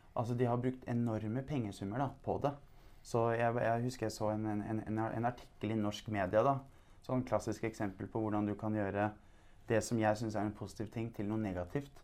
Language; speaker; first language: Norwegian; native; Norwegian